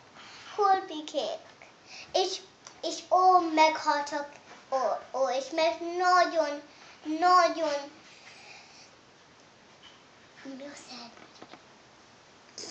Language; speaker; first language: Hungarian; non-native, learner; English